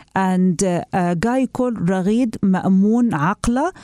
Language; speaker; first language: English; non-native, learner; Arabic